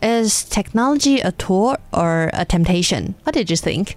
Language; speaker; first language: English; non-native, fluent; Chinese